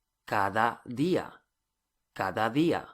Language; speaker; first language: Spanish; non-native, fluent; English